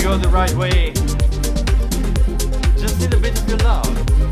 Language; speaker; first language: English; non-native, fluent; Italian